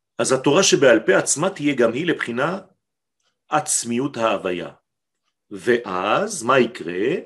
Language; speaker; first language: Hebrew; non-native, fluent; French